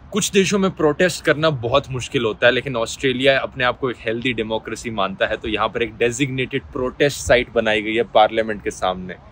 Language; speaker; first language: Hindi; native; Hindi